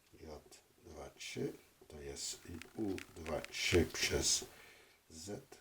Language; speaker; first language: Polish; non-native, fluent; French